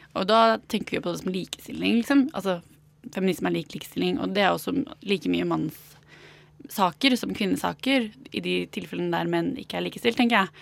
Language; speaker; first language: Norwegian; native; Norwegian